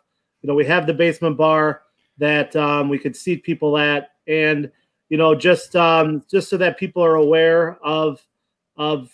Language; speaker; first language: English; native; English